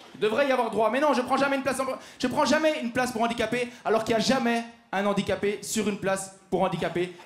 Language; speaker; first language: French; native; French